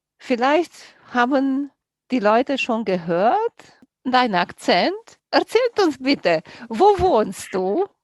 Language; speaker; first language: German; non-native, fluent; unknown